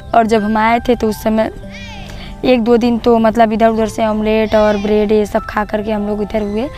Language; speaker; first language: Hindi; native; Hindi